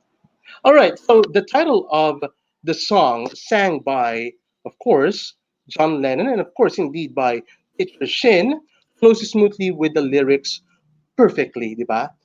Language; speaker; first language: English; non-native, local second language; Filipino